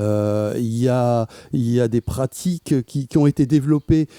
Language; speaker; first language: French; native; French